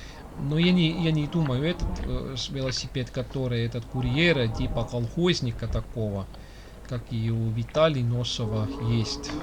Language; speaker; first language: Russian; non-native, local second language; Estonian